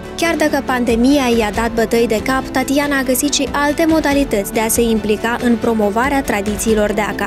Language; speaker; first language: Romanian; native; Romanian